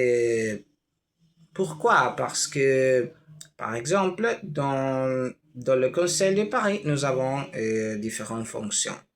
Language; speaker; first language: French; non-native, learner; Spanish